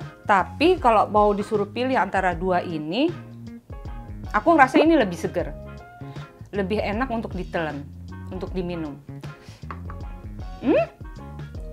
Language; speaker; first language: Indonesian; native; Indonesian